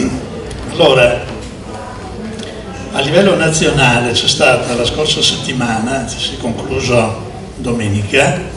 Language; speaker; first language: Italian; native; Italian